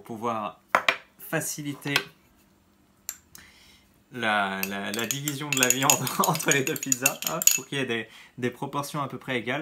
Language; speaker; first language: French; native; French